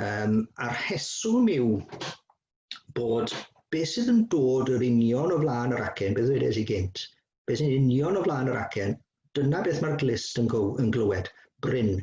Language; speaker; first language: Welsh; native; Welsh